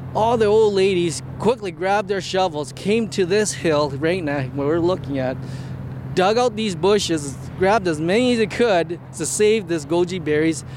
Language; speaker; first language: English; native; English